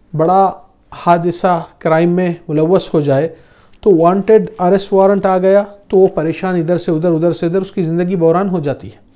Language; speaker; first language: Urdu; non-native, fluent; Arabic